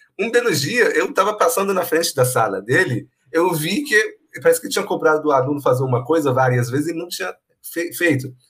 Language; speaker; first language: Portuguese; non-native, fluent; Persian